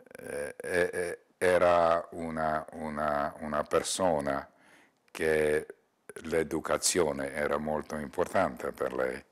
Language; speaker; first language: Italian; non-native, learner; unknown